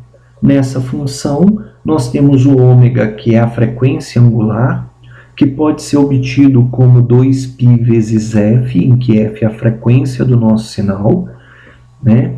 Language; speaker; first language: Portuguese; native; Portuguese